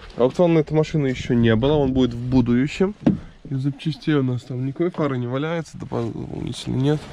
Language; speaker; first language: Russian; native; Russian